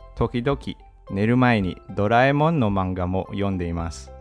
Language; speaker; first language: Japanese; non-native, fluent; Filipino